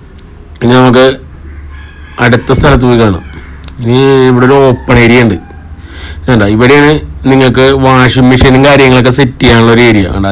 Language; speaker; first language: Malayalam; native; Malayalam